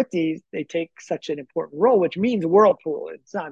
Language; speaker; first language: English; native; English